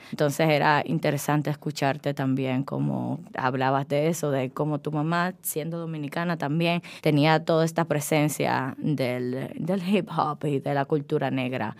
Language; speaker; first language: Spanish; native; Spanish